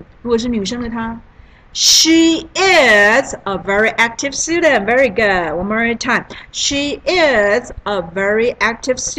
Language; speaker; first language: English; non-native, learner; Chinese